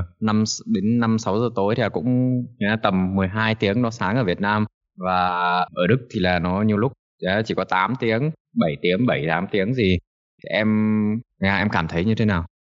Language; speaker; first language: Vietnamese; early bilingual, heritage; Vietnamese